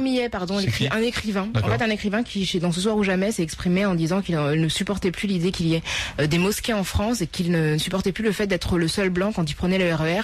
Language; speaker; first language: French; native; French